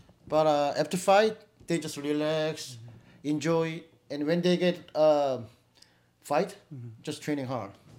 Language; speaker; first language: English; non-native, learner; Korean